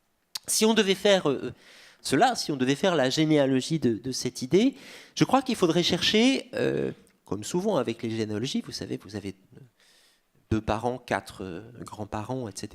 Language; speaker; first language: French; native; French